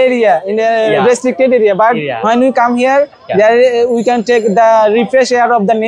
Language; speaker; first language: English; non-native, learner; Bangla